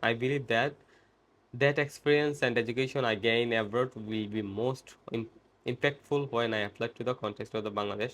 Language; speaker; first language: English; non-native, local second language; Bangla